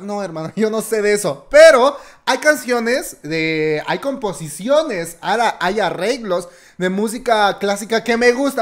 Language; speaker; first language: Spanish; native; Spanish